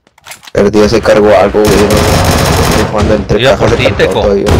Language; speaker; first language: Spanish; native; Spanish